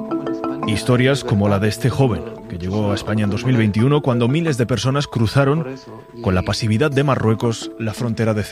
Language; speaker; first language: Spanish; native; Spanish